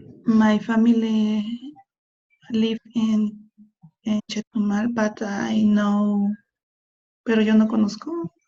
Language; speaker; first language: English; non-native, learner; Spanish